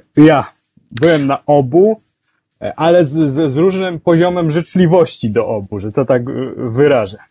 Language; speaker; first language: Polish; native; Polish